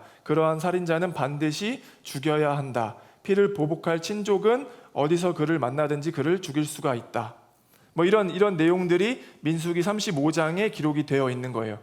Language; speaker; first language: Korean; native; Korean